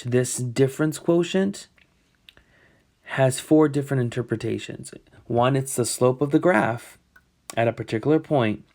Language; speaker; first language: English; native; English